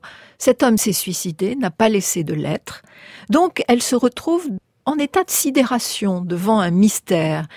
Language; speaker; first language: French; native; French